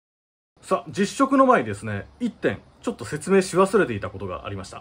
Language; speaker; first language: Japanese; native; Japanese